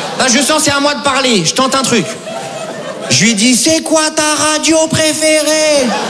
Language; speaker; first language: French; native; French